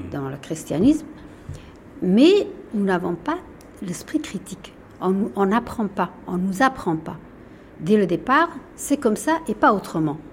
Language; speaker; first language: French; non-native, fluent; Persian